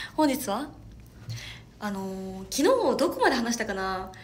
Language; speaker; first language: Japanese; native; Japanese